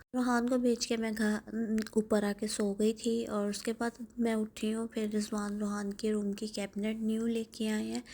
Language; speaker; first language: Urdu; native; Urdu